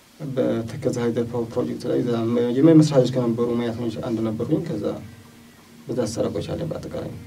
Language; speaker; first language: Amharic; non-native, local second language; Tigrinya